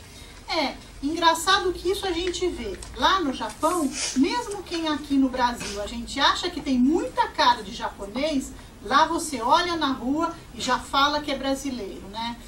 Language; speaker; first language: Portuguese; native; Portuguese